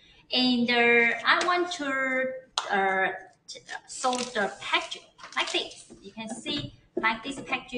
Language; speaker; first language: English; non-native, learner; Chinese